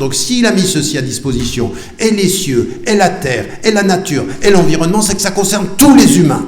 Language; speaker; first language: French; native; French